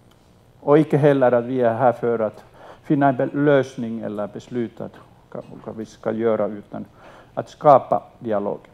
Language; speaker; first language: Swedish; non-native, local second language; Finnish